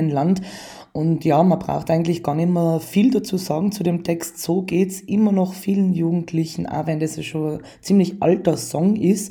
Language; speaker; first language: German; native; German